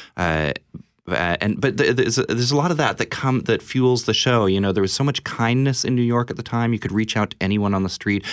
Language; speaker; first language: English; native; English